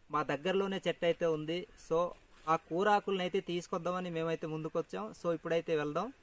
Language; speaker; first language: Telugu; non-native, local second language; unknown